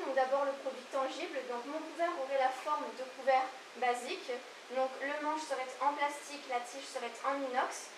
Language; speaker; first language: French; native; French